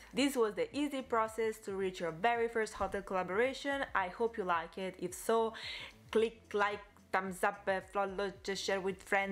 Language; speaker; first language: English; non-native, fluent; Italian